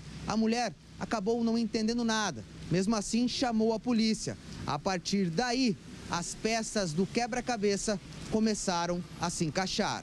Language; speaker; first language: Portuguese; native; Portuguese